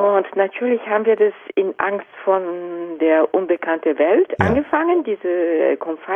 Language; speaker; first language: German; non-native, fluent; Japanese